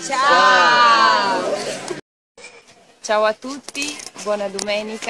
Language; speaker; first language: Italian; native; Italian